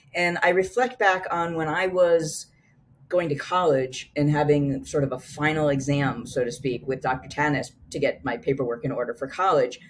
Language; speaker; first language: English; native; English